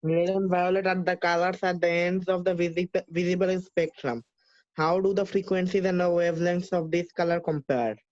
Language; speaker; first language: English; non-native, local second language; Bangla